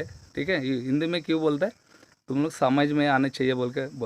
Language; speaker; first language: Hindi; non-native, local second language; Telugu